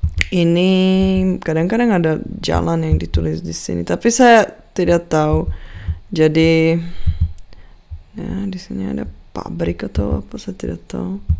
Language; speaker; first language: Indonesian; non-native, fluent; Czech